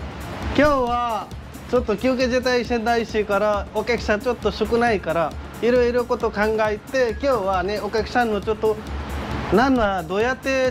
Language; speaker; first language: Japanese; non-native, learner; Nepali